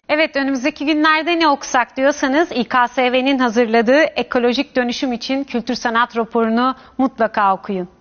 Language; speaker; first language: Turkish; native; Turkish